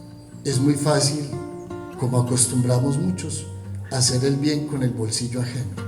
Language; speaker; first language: Spanish; native; Spanish